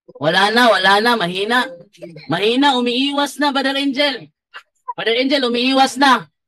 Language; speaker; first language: Filipino; native; Filipino